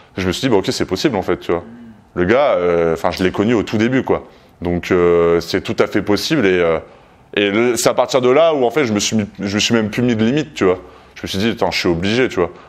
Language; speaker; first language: French; native; French